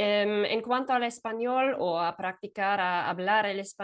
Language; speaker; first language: Spanish; non-native, fluent; German